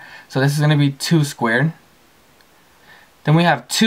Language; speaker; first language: English; native; English